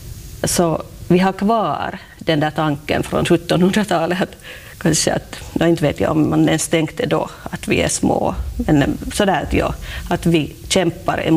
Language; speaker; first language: Swedish; non-native, local second language; Finnish